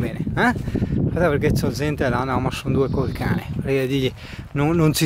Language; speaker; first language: Italian; native; Italian